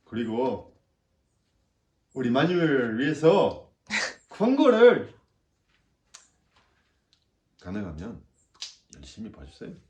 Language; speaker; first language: Korean; non-native, learner; French